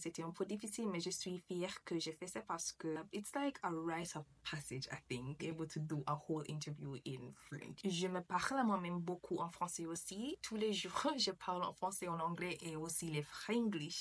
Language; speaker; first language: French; non-native, learner; English